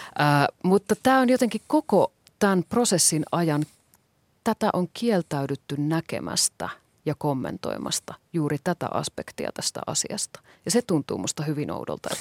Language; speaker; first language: Finnish; native; Finnish